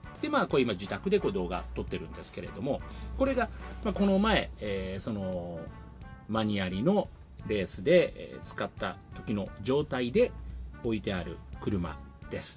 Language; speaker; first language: Japanese; native; Japanese